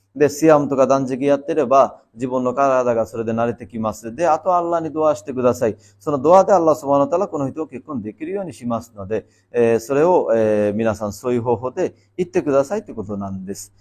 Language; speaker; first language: Japanese; non-native, fluent; Bangla